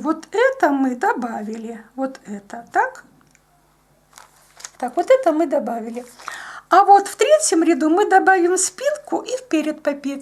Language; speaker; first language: Russian; native; Russian